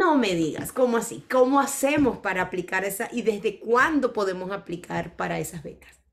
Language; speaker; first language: Spanish; native; Spanish